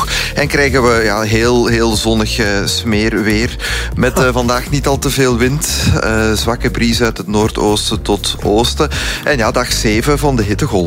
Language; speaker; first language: Dutch; native; Dutch